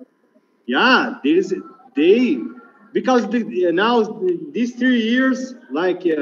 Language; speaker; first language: English; non-native, learner; Portuguese